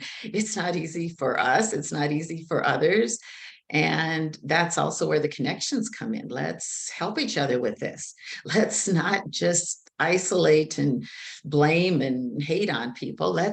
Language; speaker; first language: English; native; English